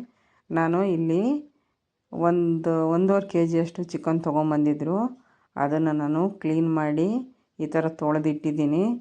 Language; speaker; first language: Kannada; native; Kannada